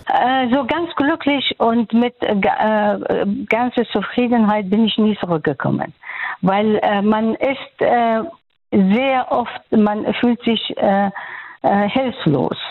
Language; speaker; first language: German; non-native, fluent; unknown